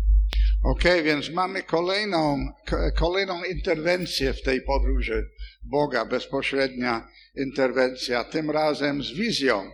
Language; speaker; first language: Polish; non-native, fluent; English